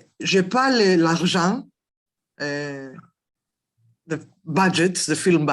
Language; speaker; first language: French; non-native, learner; Greek